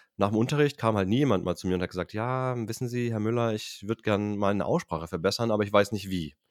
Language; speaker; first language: German; native; German